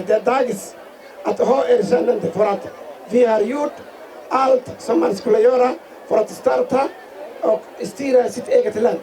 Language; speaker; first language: Swedish; non-native, fluent; Somali